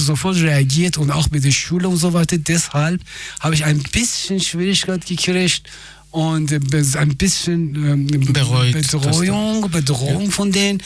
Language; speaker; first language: German; non-native, fluent; Persian